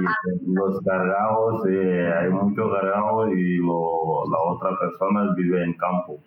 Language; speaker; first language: Spanish; non-native, learner; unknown